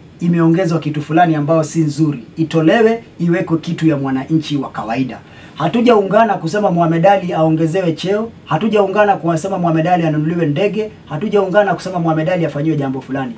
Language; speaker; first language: Swahili; native; Swahili